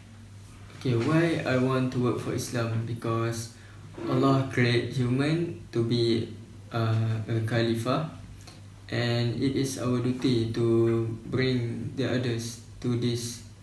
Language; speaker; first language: English; non-native, learner; Malay